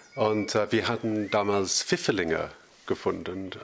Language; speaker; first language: German; non-native, learner; English